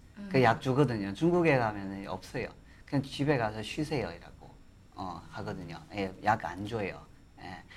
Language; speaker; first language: Korean; non-native, fluent; Chinese